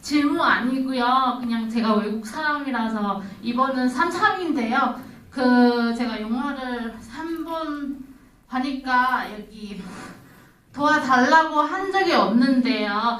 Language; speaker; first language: Korean; non-native, learner; Chinese